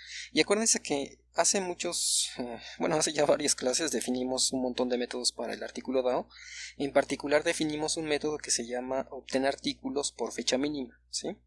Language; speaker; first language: Spanish; native; Spanish